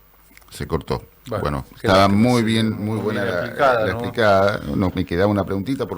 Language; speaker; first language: Spanish; native; Spanish